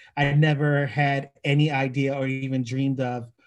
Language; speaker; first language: English; native; English